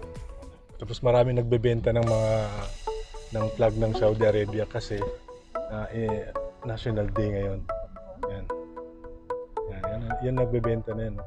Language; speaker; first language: Filipino; non-native, local second language; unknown